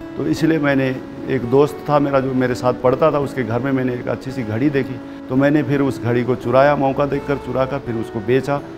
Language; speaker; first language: Hindi; early bilingual, other home language; Nepali